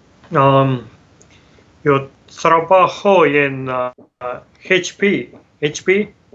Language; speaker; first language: Spanish; non-native, learner; Tamil